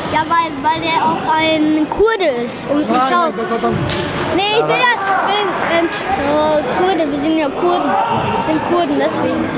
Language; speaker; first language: German; early bilingual, other home language; Kurdish